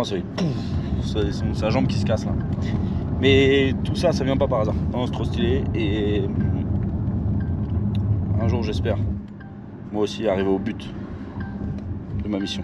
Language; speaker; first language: French; native; French